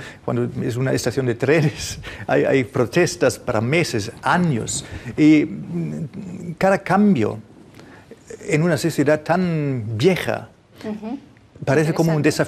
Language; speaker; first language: Spanish; non-native, fluent; German